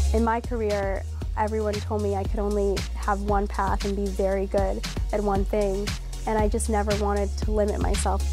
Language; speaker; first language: English; native; English